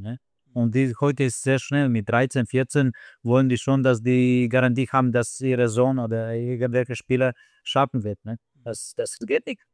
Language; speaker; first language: German; non-native, fluent; Slovenian